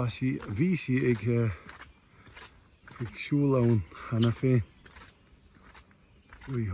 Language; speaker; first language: Irish; non-native, learner; English